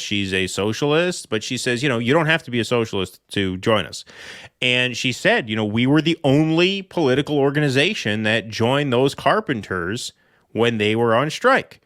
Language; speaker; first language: English; native; English